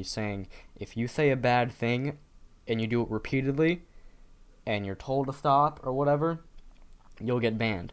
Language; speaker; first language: English; native; English